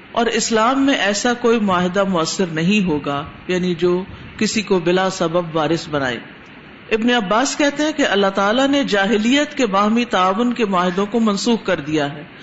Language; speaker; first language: Urdu; non-native, local second language; Punjabi